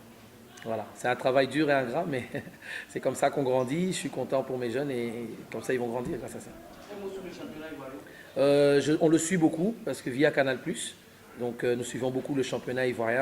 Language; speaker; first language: French; native; French